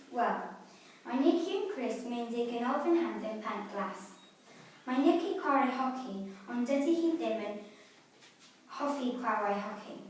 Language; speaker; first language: Welsh; non-native, learner; English